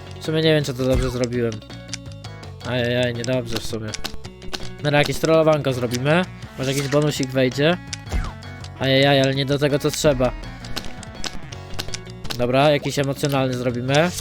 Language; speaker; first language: Polish; native; Polish